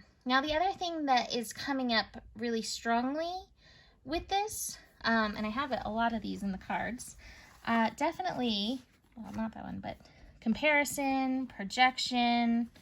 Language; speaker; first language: English; native; English